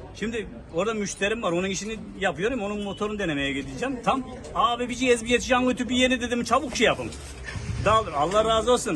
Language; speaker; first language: Turkish; native; Turkish